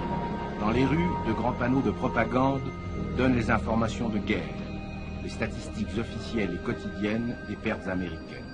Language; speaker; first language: French; native; French